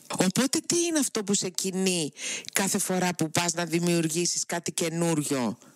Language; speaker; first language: Greek; native; Greek